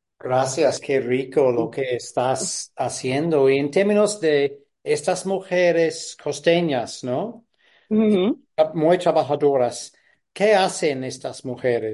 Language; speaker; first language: Spanish; non-native, fluent; English